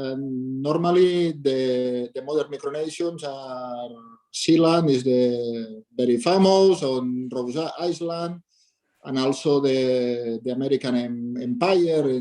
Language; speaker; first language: English; non-native, learner; Catalan